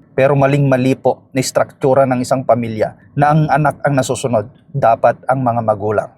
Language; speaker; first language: Filipino; non-native, local second language; Iloko